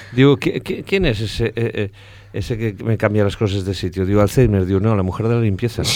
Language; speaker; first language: Spanish; non-native, local second language; Catalan